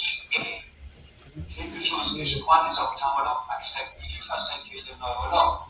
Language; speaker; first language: French; non-native, fluent; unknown